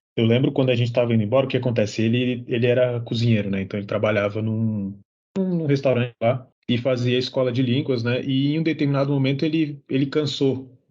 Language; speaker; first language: Portuguese; native; Portuguese